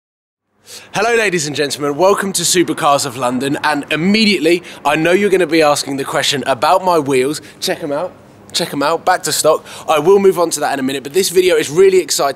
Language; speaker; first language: English; native; English